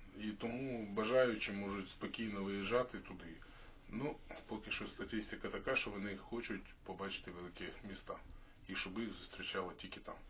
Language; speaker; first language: Ukrainian; non-native, local second language; Russian